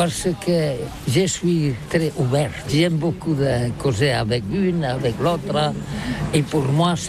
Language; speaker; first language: French; non-native, learner; Catalan